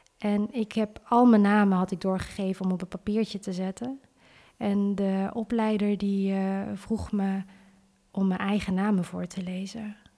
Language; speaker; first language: Dutch; early bilingual, other home language; Vietnamese